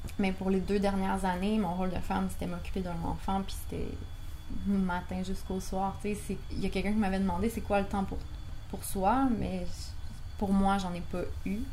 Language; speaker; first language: French; native; French